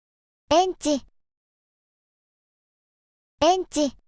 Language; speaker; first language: Japanese; native; Japanese